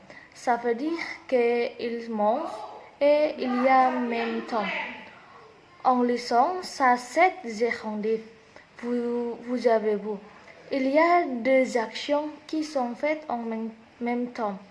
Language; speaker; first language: French; non-native, learner; Indonesian